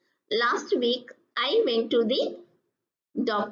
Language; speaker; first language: English; non-native, local second language; Tamil